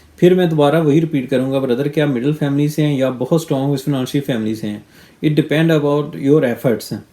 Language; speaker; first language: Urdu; non-native, local second language; Punjabi